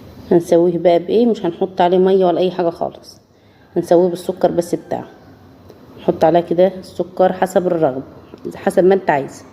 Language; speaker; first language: Arabic; native; Arabic